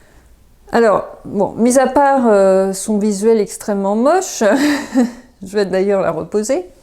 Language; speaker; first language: French; native; French